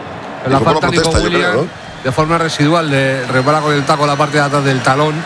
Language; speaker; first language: Spanish; native; Spanish